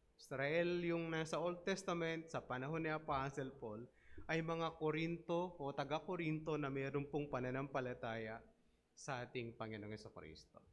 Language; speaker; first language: Filipino; non-native, local second language; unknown